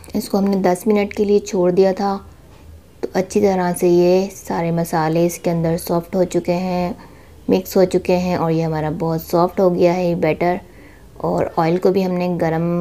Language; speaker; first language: Urdu; native; Urdu